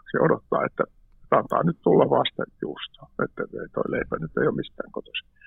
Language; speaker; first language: Finnish; native; Finnish